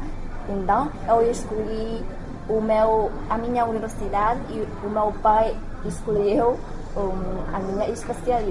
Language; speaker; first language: Portuguese; non-native, learner; Chinese